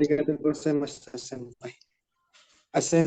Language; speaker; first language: Japanese; non-native, learner; Indonesian